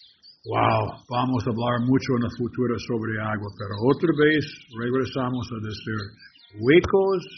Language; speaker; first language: Spanish; non-native, learner; English